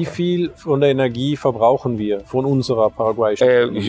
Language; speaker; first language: German; native; German